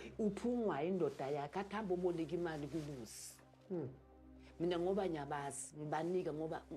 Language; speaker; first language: Zulu; native; Zulu